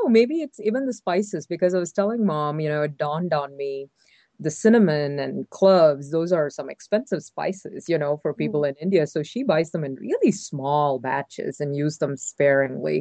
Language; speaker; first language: English; non-native, local second language; Tamil